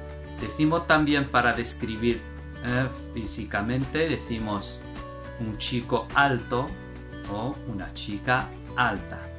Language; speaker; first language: Spanish; non-native, fluent; Arabic